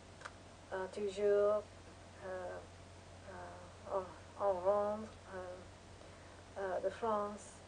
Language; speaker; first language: French; non-native, learner; English